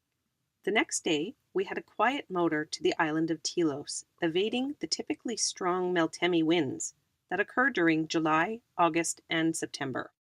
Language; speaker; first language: English; native; English